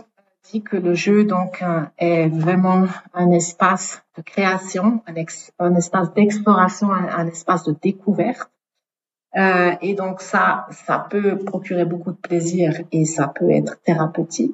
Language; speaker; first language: French; native; French